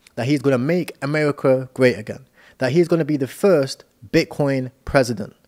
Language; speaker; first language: English; native; English